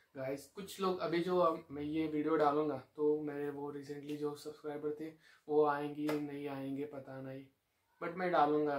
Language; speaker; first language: Hindi; non-native, local second language; Marathi